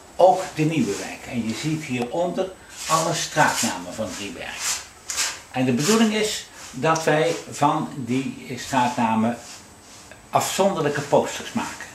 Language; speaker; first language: Dutch; native; Dutch